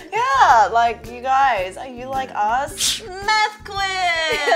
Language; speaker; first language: English; native; English